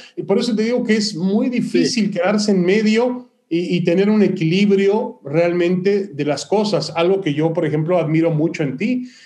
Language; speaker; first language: Spanish; early bilingual, other home language; Hebrew